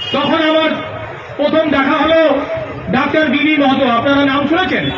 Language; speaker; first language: Bangla; non-native, local second language; Hindi